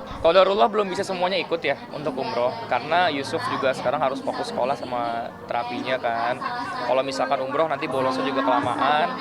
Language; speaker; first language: Indonesian; native; Indonesian